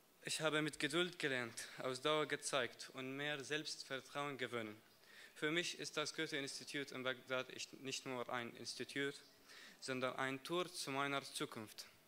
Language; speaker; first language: German; non-native, learner; Arabic